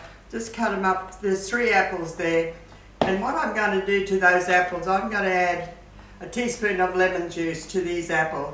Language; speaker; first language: English; native; English